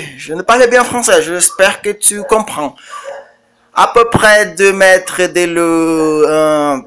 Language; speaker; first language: French; non-native, learner; Portuguese